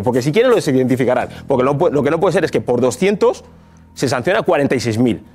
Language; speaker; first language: Spanish; native; Spanish